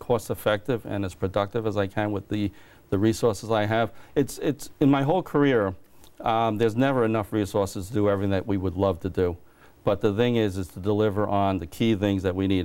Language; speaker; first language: English; native; English